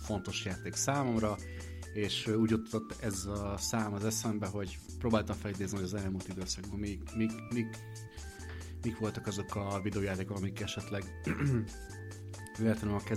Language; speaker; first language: Hungarian; native; Hungarian